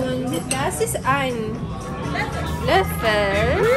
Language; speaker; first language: German; non-native, learner; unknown